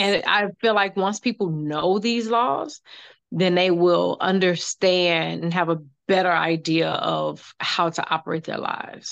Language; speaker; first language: English; native; English